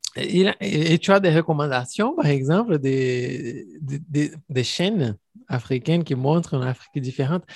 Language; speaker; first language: French; non-native, fluent; Portuguese